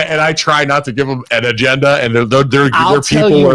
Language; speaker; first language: English; native; English